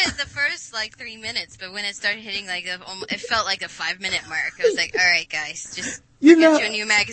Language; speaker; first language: English; native; English